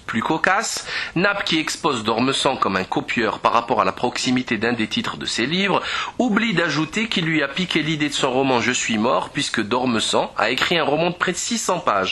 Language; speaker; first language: French; native; French